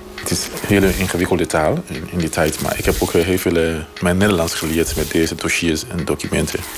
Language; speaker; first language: Dutch; non-native, fluent; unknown